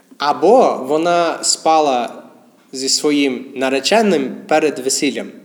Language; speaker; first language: Ukrainian; non-native, fluent; English